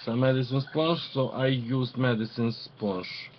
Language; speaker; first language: English; non-native, learner; Ukrainian